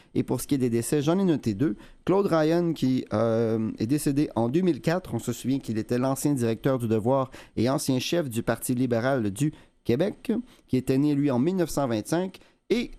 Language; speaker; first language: French; native; French